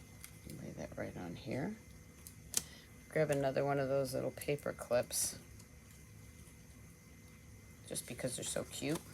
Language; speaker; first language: English; native; English